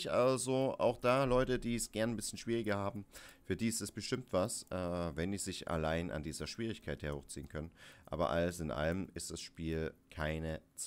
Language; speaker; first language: German; native; German